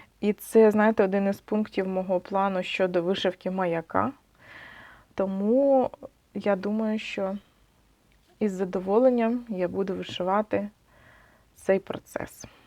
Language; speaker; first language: Ukrainian; non-native, local second language; Russian